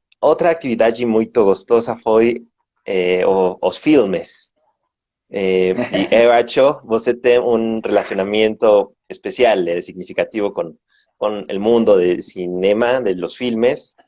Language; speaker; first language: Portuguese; non-native, learner; Spanish